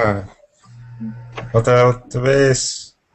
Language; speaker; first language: Spanish; non-native, fluent; English